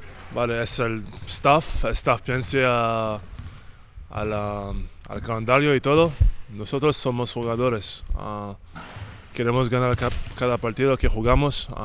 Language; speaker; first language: Spanish; non-native, learner; French